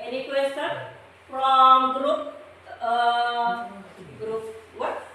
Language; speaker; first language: English; non-native, learner; Indonesian